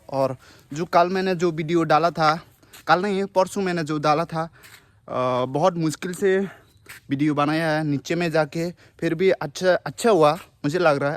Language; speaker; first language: Hindi; non-native, local second language; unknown